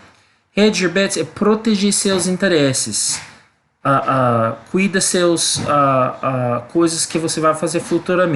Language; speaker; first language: Portuguese; non-native, learner; English